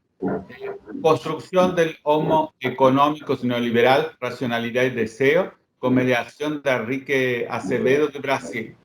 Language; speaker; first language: Spanish; native; Spanish